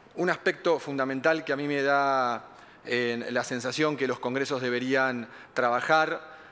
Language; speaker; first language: Spanish; native; Spanish